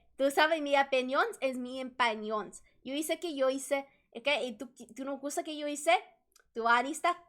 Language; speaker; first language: Spanish; non-native, learner; English